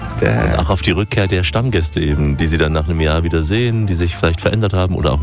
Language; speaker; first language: German; native; German